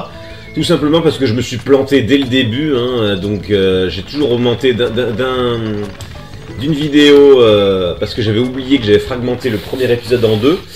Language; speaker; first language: French; native; French